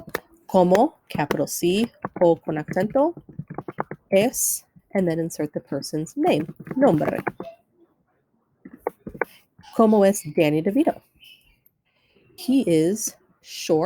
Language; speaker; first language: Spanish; non-native, fluent; English